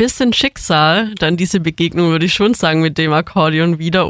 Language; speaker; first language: German; native; German